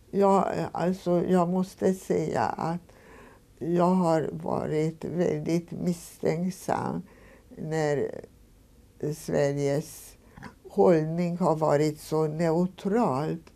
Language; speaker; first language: Swedish; non-native, fluent; Hungarian